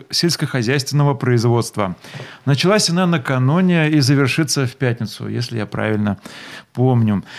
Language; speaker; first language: Russian; native; Russian